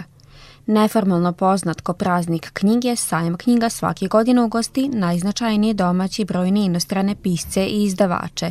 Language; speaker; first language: Serbian; native; Serbian